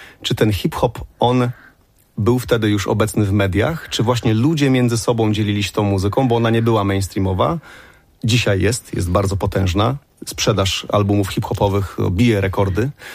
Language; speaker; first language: Polish; native; Polish